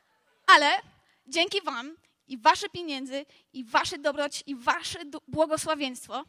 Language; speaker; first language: Polish; non-native, learner; English